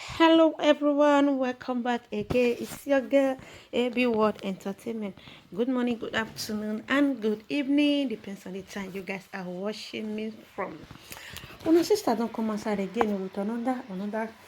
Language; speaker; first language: Nigerian Pidgin; non-native, local second language; Igbo